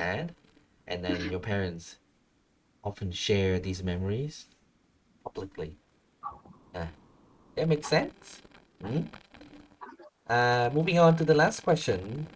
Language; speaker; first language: English; non-native, fluent; Vietnamese